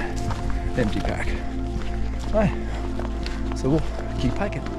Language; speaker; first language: English; native; English